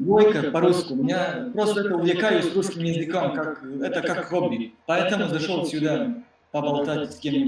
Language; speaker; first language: Russian; non-native, learner; Serbian